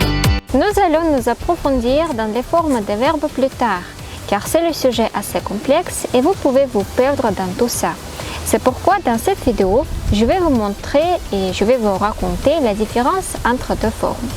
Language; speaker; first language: French; non-native, fluent; Russian